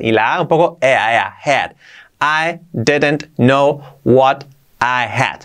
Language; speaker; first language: English; non-native, fluent; Spanish